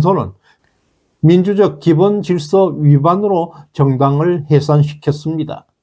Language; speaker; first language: Korean; native; Korean